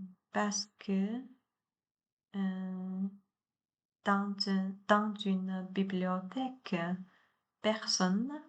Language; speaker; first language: French; non-native, learner; Chinese